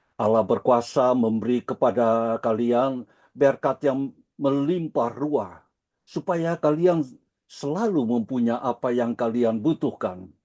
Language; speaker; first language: Indonesian; early bilingual, heritage; Dutch